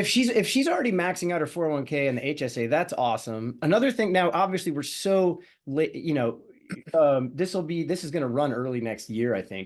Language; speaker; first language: English; native; English